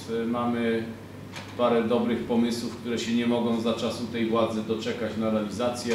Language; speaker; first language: Polish; native; Polish